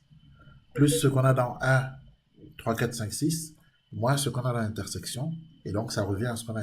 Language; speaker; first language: French; native; French